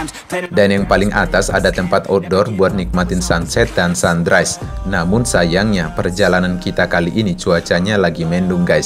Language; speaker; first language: Indonesian; native; Indonesian